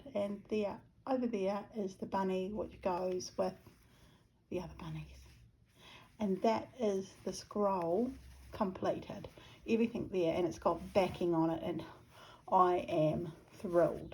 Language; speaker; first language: English; native; English